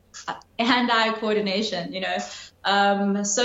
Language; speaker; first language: English; non-native, local second language; Zulu